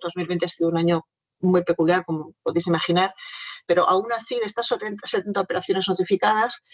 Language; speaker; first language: Spanish; native; Spanish